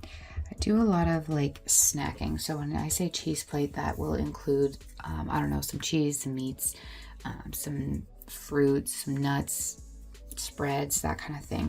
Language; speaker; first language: English; native; English